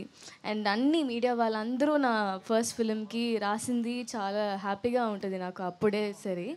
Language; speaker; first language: Telugu; non-native, learner; Tamil